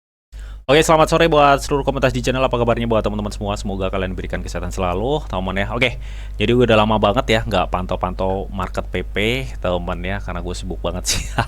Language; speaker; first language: Indonesian; native; Indonesian